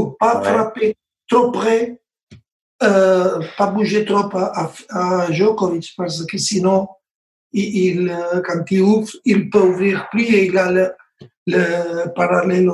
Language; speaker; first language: French; non-native, learner; Spanish